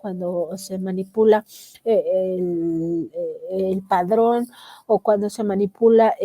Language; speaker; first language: Spanish; native; Spanish